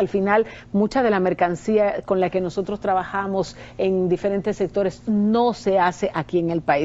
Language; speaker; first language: Spanish; native; Spanish